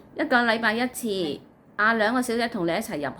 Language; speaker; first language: Cantonese; native; Cantonese